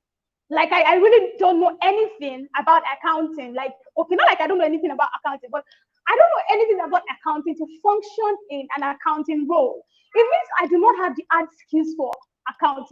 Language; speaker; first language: English; non-native, local second language; Yoruba